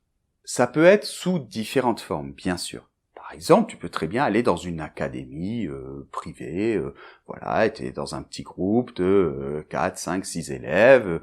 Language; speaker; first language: French; native; French